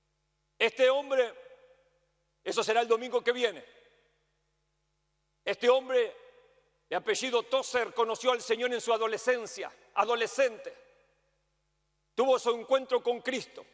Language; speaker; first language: Spanish; native; Spanish